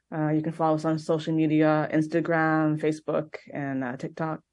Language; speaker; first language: English; native; English